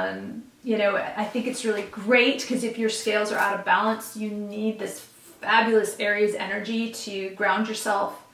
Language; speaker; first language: English; native; English